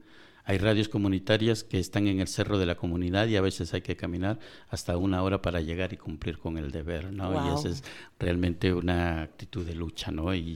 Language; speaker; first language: Spanish; native; Spanish